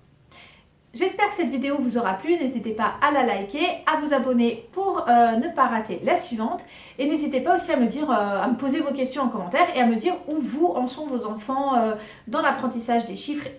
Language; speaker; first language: French; native; French